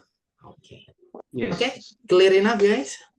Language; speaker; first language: English; non-native, fluent; Indonesian